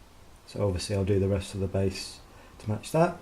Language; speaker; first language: English; native; English